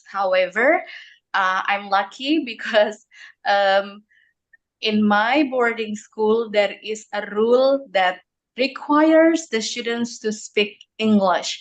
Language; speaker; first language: English; non-native, fluent; Indonesian